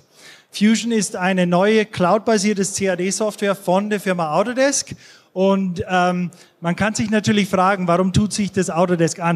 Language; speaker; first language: German; non-native, fluent; English